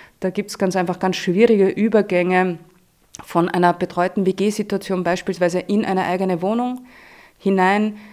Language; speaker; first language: German; native; German